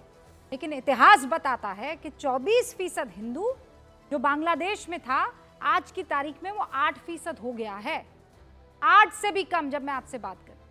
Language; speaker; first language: Hindi; native; Hindi